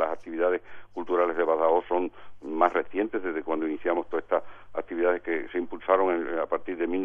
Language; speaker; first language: Spanish; native; Spanish